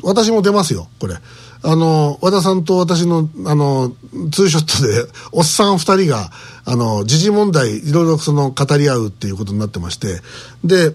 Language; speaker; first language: Japanese; native; Japanese